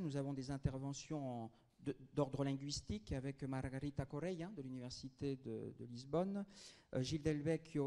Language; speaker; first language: French; native; French